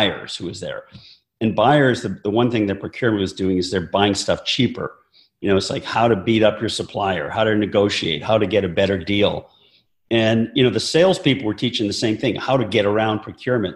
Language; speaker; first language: English; native; English